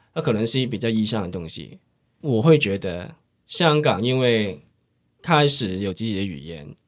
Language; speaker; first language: Chinese; non-native, local second language; Cantonese